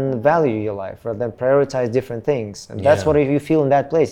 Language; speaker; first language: English; non-native, fluent; Russian